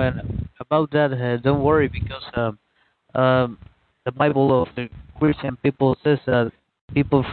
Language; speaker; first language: English; non-native, fluent; Spanish